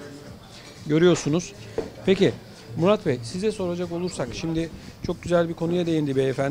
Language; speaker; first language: Turkish; native; Turkish